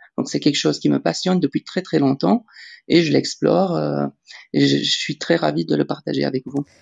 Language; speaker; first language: French; non-native, local second language; Arabic